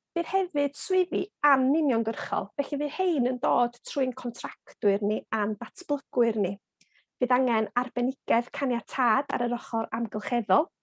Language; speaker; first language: Welsh; native; Welsh